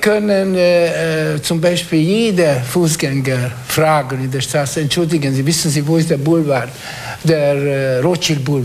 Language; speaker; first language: German; non-native, fluent; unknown